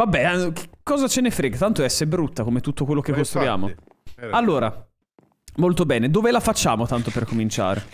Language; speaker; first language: Italian; native; Italian